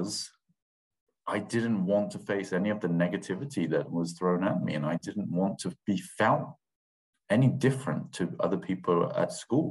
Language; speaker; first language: English; non-native, local second language; Thai